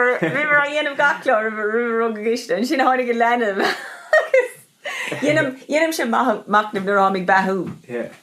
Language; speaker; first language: Irish; non-native, local second language; English